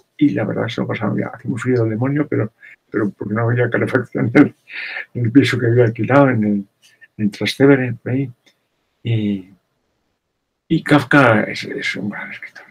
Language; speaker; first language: Spanish; native; Spanish